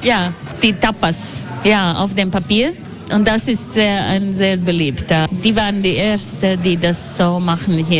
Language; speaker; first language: German; non-native, learner; Latvian